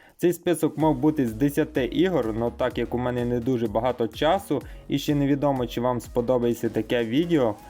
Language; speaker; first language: Ukrainian; native; Ukrainian